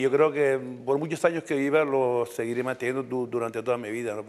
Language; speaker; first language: Spanish; native; Spanish